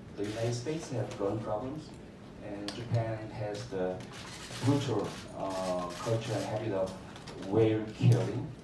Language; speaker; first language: English; non-native, fluent; Korean